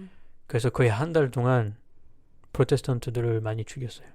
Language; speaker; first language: Korean; non-native, learner; French